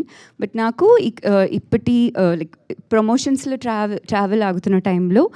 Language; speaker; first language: Telugu; non-native, learner; Tamil